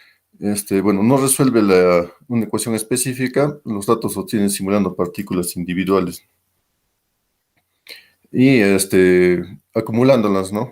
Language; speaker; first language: Spanish; native; Spanish